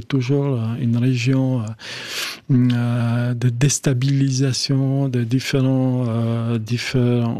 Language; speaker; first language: French; non-native, fluent; Albanian